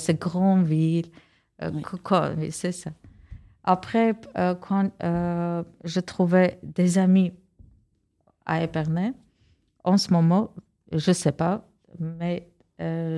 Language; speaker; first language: French; non-native, learner; Armenian